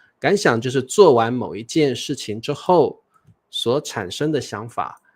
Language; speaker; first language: Chinese; native; Chinese